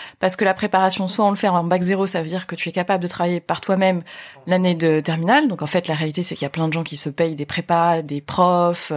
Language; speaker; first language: French; native; French